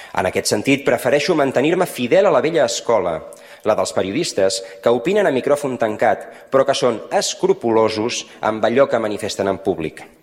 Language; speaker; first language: Catalan; native; Catalan